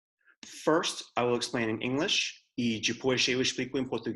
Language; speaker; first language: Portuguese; non-native, fluent; English